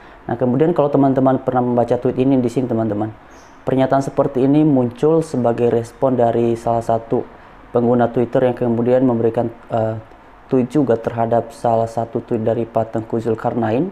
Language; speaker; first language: Indonesian; native; Indonesian